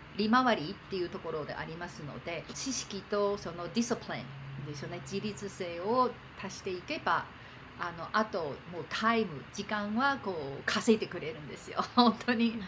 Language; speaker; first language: Japanese; non-native, fluent; Chinese